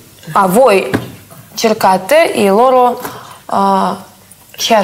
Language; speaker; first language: Italian; non-native, learner; Russian